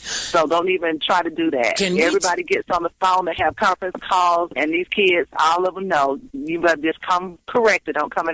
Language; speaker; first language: English; native; English